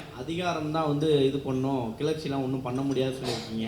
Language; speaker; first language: Tamil; native; Tamil